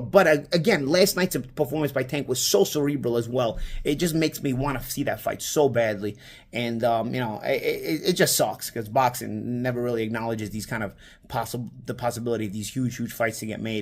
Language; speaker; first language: English; native; English